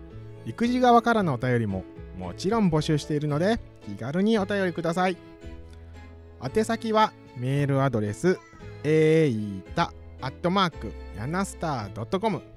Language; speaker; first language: Japanese; native; Japanese